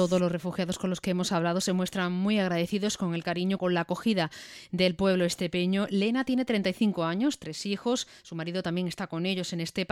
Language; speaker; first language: Spanish; native; Spanish